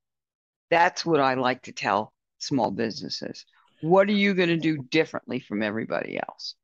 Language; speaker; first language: English; native; English